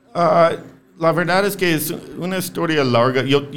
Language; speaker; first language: Spanish; non-native, fluent; English